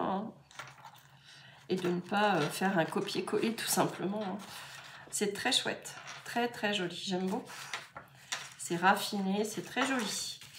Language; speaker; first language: French; native; French